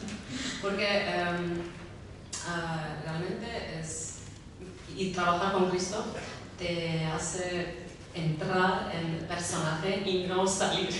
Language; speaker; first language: Spanish; early bilingual, heritage; Spanish